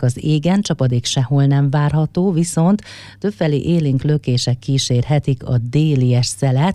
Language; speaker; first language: Hungarian; native; Hungarian